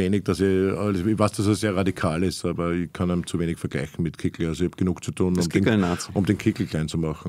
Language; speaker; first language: German; native; German